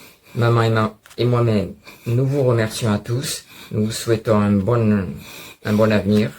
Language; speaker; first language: French; native; French